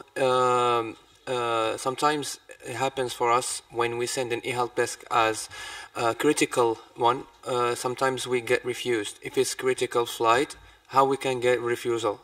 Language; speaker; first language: English; non-native, fluent; Polish